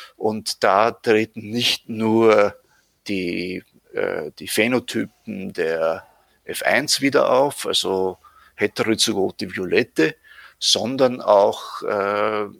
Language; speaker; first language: German; native; German